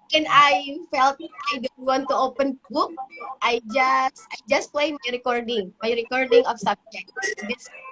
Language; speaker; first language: English; non-native, learner; Indonesian